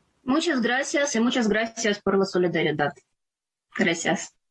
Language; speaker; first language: Spanish; non-native, fluent; Ukrainian